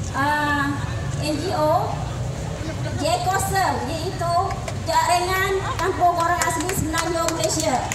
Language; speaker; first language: Malay; non-native, local second language; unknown